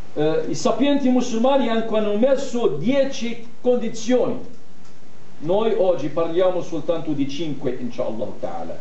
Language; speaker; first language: Italian; non-native, fluent; Arabic